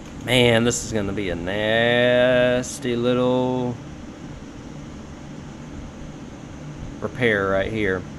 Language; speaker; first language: English; native; English